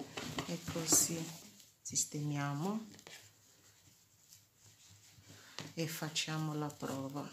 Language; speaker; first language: Italian; non-native, fluent; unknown